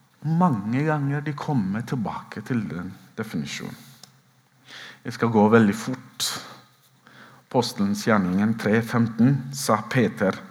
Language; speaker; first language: Norwegian; non-native, fluent; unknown